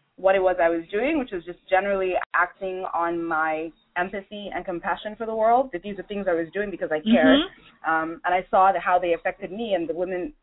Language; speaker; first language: English; non-native, local second language; Yoruba